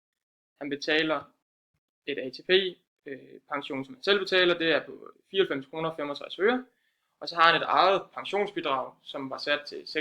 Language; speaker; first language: Danish; native; Danish